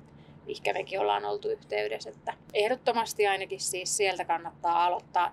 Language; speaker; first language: Finnish; native; Finnish